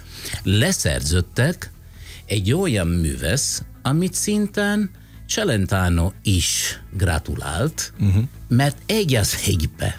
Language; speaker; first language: Hungarian; non-native, fluent; Italian